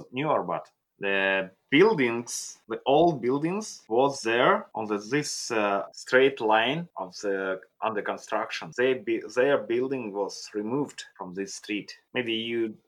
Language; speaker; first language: English; non-native, learner; Russian